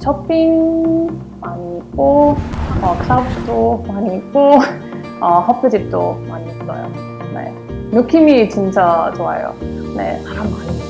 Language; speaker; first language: Korean; non-native, learner; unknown